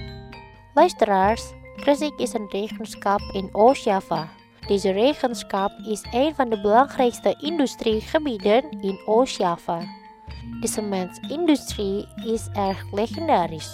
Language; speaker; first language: Dutch; non-native, fluent; Indonesian